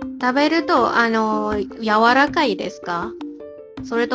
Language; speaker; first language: Japanese; non-native, learner; Malay